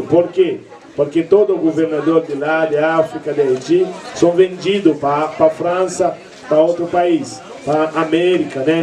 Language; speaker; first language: Portuguese; non-native, learner; Haitian Creole